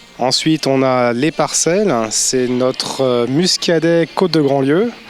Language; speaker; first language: French; native; French